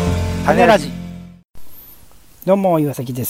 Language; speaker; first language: Japanese; native; Japanese